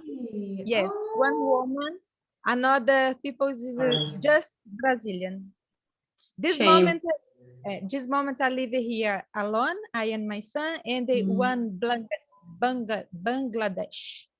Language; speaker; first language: English; non-native, learner; Portuguese